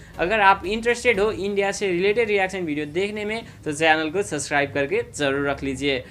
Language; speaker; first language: Hindi; non-native, fluent; Nepali